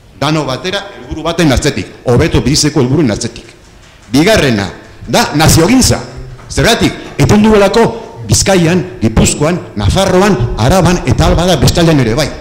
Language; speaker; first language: Basque; non-native, local second language; Spanish